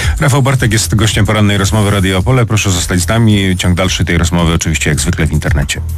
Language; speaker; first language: Polish; native; Polish